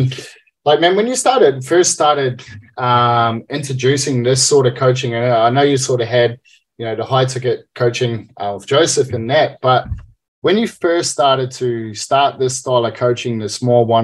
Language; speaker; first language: English; native; English